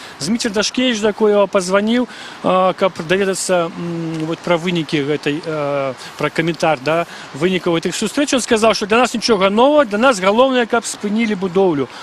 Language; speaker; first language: Belarusian; non-native, local second language; Russian